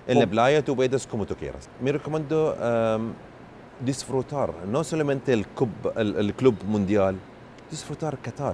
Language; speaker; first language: Spanish; non-native, learner; Arabic